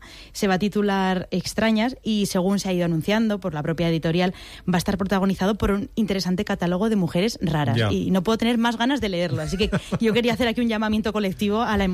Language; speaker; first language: Spanish; native; Spanish